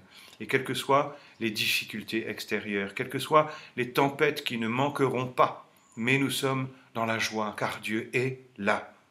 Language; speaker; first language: French; native; French